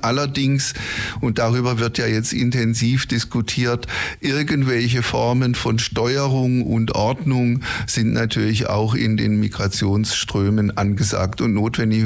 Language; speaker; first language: German; native; German